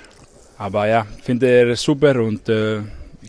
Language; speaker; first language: German; non-native, learner; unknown